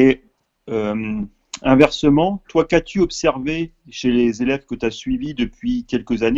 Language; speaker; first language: French; native; French